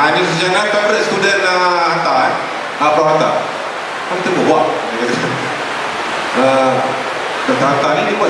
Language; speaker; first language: Malay; native; Malay